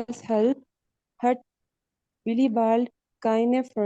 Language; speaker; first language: German; non-native, learner; Urdu